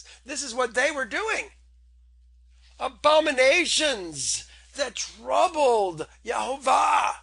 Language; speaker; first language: English; native; English